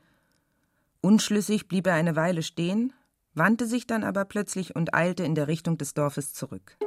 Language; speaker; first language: German; native; German